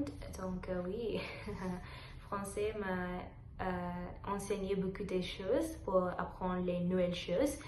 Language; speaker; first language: French; non-native, learner; Telugu